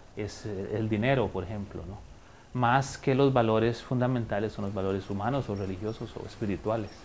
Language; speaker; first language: Spanish; native; Spanish